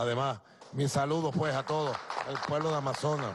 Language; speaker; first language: Spanish; native; Spanish